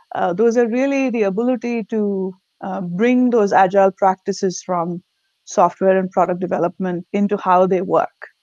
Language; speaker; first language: English; non-native, local second language; Tamil